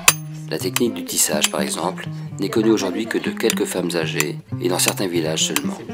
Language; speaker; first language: French; native; French